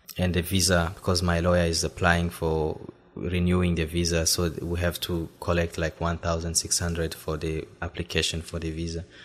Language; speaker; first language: English; non-native, fluent; Rundi